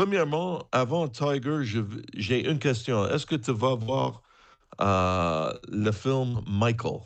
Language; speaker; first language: French; non-native, fluent; English